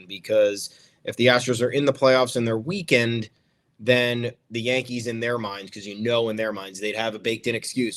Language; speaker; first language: English; native; English